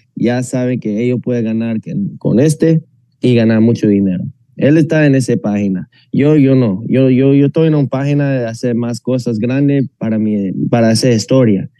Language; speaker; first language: Spanish; non-native, fluent; English